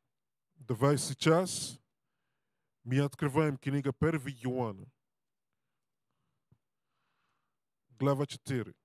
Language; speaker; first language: Russian; non-native, learner; Portuguese